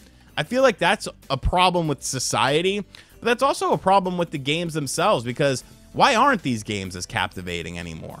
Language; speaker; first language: English; native; English